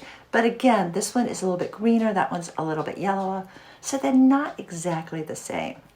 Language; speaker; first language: English; native; English